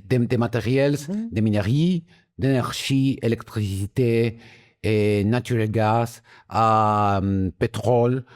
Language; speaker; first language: French; non-native, learner; Spanish